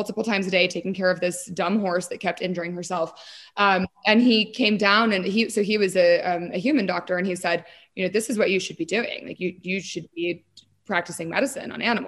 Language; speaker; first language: English; native; English